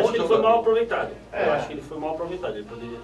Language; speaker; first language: Portuguese; native; Portuguese